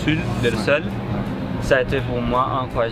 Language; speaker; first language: French; non-native, learner; Spanish